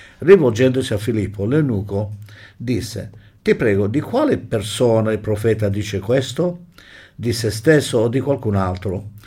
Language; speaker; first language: Italian; native; Italian